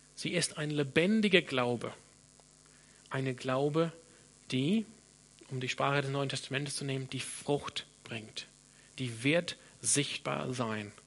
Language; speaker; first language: German; non-native, fluent; English